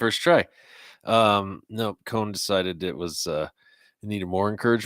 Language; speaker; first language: English; native; English